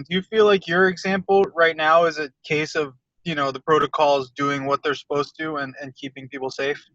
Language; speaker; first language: English; native; English